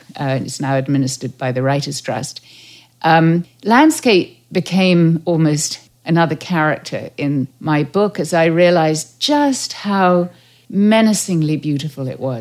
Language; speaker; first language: English; native; English